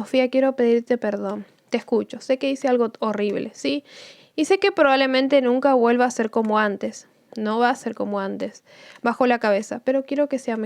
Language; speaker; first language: Spanish; native; Spanish